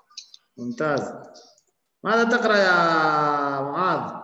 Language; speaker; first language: Arabic; non-native, fluent; Urdu